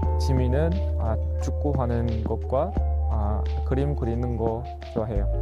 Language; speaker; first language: Korean; non-native, fluent; Uzbek